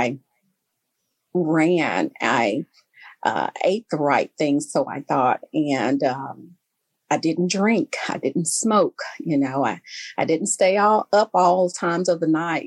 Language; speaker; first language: English; native; English